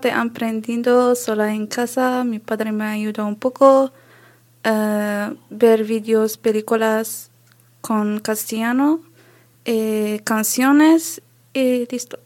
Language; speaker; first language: Spanish; non-native, learner; Arabic